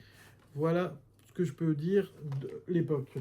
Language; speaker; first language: French; native; French